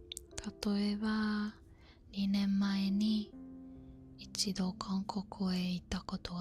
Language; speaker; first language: Japanese; non-native, learner; Spanish